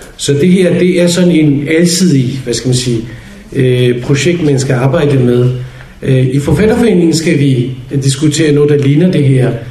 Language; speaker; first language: Danish; non-native, fluent; Kurdish